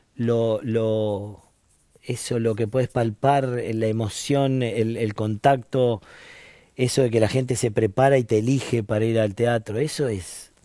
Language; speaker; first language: Spanish; native; Spanish